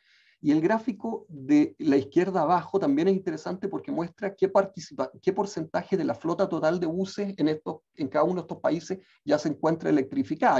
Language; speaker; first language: Spanish; native; Spanish